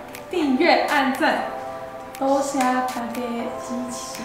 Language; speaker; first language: Chinese; non-native, fluent; English